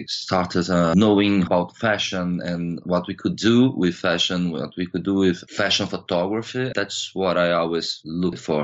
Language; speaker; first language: English; non-native, fluent; Portuguese